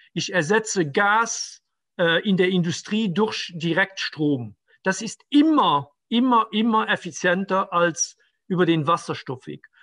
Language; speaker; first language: German; non-native, local second language; Luxembourgish